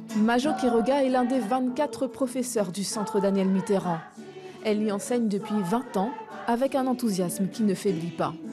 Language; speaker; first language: French; native; French